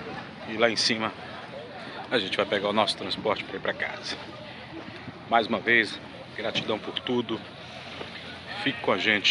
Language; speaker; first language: Portuguese; native; Portuguese